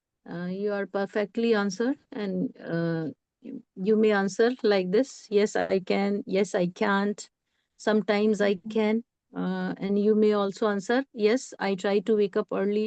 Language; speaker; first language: English; non-native, local second language; Hindi